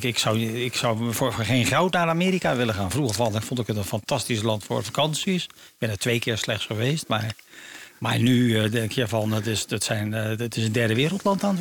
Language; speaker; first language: Dutch; native; Dutch